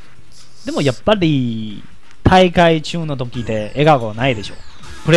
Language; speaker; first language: Japanese; non-native, learner; Chinese